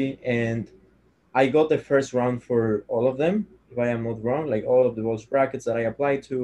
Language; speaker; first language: English; non-native, fluent; Spanish